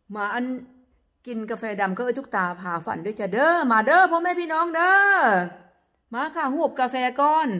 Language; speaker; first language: Northeastern Thai; non-native, local second language; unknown